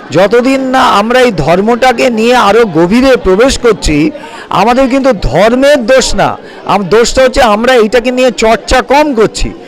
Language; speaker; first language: Bangla; native; Bangla